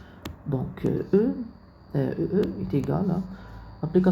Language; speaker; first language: French; non-native, local second language; Arabic